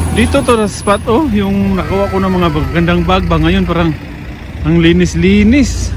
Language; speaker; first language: Filipino; non-native, local second language; Cebuano